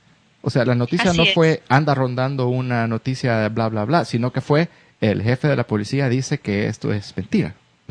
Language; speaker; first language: Spanish; native; Spanish